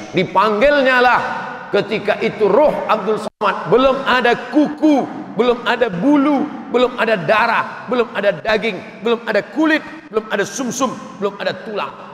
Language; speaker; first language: Indonesian; native; Indonesian